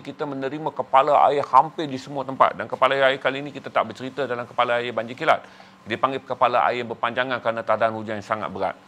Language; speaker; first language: Malay; native; Malay